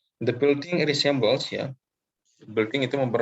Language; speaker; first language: English; non-native, local second language; Indonesian